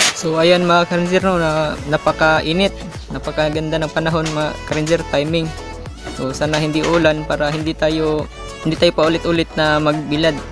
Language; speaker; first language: Filipino; non-native, local second language; Cebuano